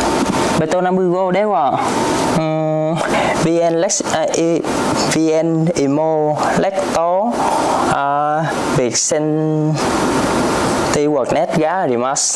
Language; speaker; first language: Japanese; non-native, learner; Vietnamese